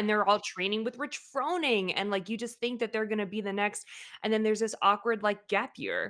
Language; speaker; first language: English; native; English